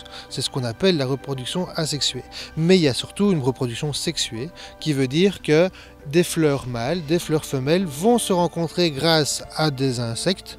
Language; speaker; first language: French; native; French